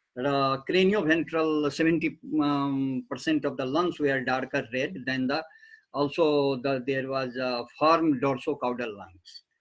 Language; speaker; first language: English; non-native, local second language; Nepali